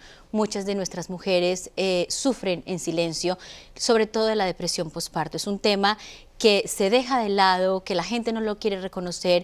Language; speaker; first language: Spanish; native; Spanish